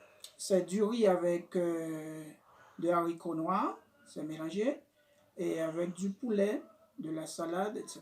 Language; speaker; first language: French; non-native, local second language; Haitian Creole